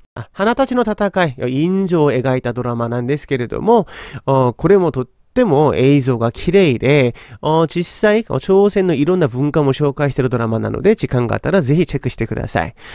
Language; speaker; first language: Japanese; non-native, fluent; Korean